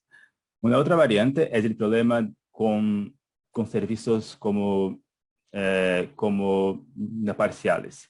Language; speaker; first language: Spanish; non-native, fluent; Portuguese